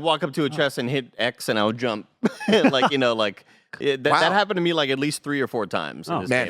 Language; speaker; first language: English; native; English